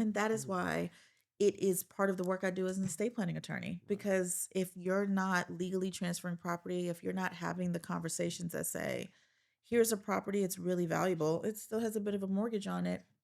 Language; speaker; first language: English; native; English